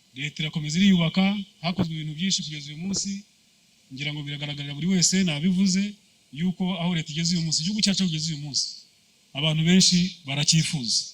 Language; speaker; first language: Kinyarwanda; early bilingual, heritage; Kinyarwanda